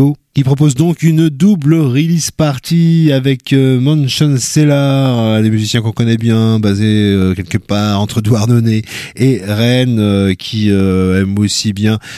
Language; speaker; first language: French; native; French